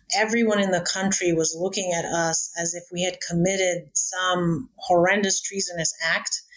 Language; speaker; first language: English; native; English